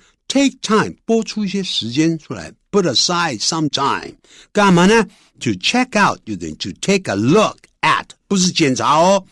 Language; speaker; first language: Chinese; native; Chinese